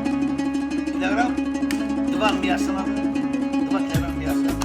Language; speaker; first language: Russian; non-native, fluent; Tajik